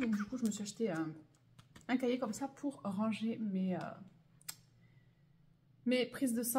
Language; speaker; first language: French; native; French